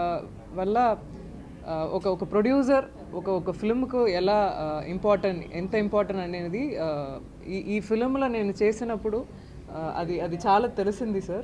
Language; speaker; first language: Telugu; non-native, fluent; Tamil